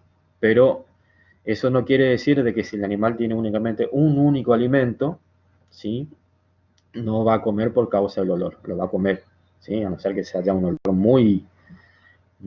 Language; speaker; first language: Spanish; native; Spanish